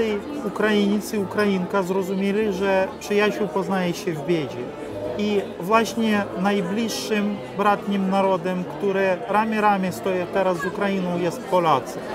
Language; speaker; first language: Polish; non-native, fluent; Ukrainian